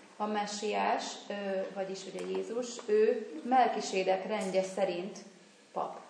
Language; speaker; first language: Hungarian; native; Hungarian